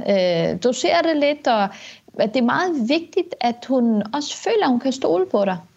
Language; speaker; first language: Danish; early bilingual, other home language; Kurdish